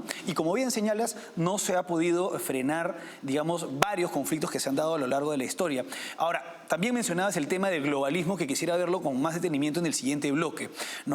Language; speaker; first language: Spanish; native; Spanish